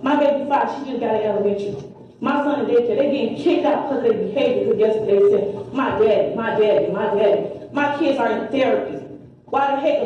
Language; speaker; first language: English; native; English